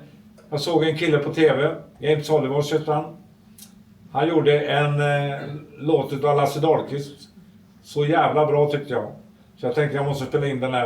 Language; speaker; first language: Swedish; native; Swedish